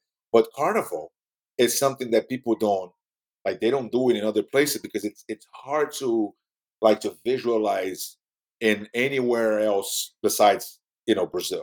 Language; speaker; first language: English; non-native, fluent; Portuguese